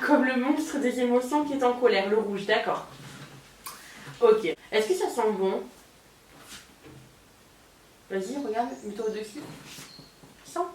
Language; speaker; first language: French; native; French